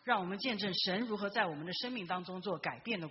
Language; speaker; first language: Chinese; native; Chinese